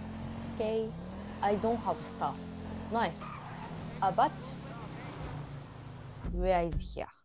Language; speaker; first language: English; non-native, learner; Japanese